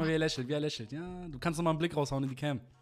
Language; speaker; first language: German; native; German